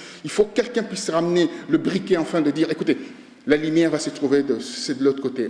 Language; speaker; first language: French; non-native, local second language; Lingala